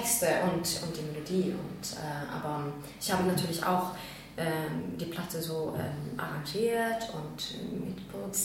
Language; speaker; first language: German; non-native, fluent; Norwegian